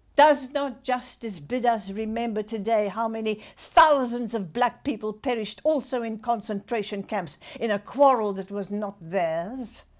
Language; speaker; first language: English; non-native, local second language; Afrikaans